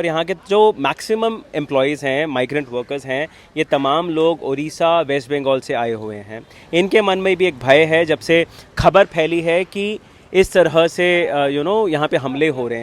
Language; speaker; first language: Hindi; native; Hindi